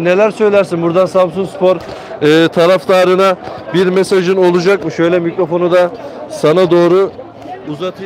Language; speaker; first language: Turkish; native; Turkish